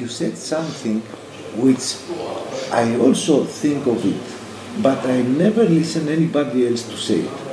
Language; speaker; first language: English; non-native, fluent; Greek